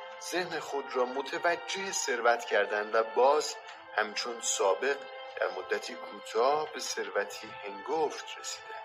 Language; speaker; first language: Persian; native; Persian